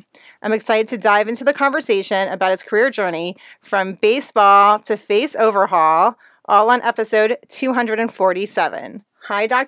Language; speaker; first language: English; native; English